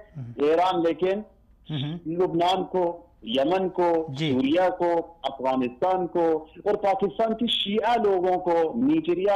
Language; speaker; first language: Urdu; non-native, fluent; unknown